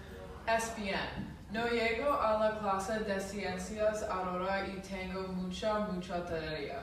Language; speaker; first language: Spanish; non-native, learner; English